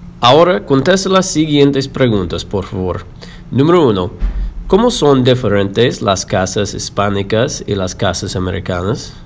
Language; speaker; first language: Spanish; non-native, fluent; English